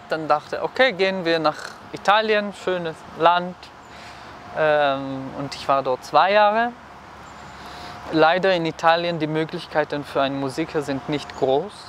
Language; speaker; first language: German; non-native, fluent; Hebrew